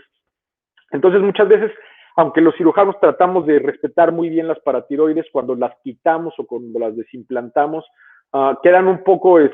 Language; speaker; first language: Spanish; native; Spanish